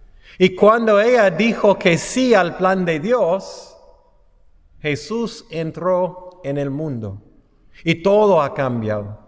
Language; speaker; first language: Spanish; non-native, fluent; English